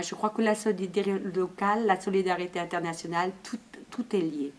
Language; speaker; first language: French; native; French